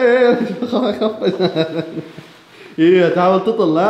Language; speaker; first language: Arabic; native; Arabic